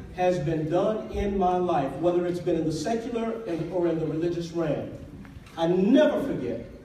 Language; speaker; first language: English; native; English